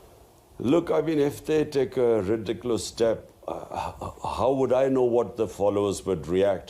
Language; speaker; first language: English; non-native, local second language; Urdu